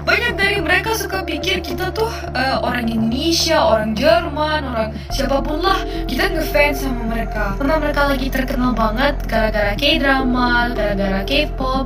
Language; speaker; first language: Indonesian; non-native, fluent; German